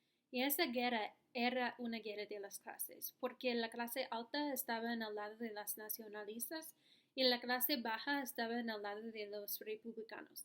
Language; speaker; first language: Spanish; non-native, learner; English